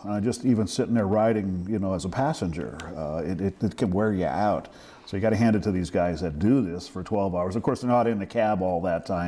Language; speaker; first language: English; native; English